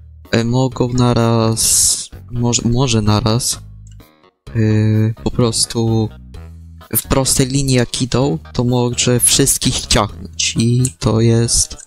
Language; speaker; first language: Polish; native; Polish